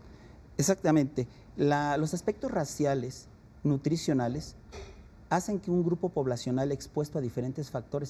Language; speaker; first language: Spanish; native; Spanish